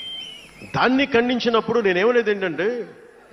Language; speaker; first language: Telugu; native; Telugu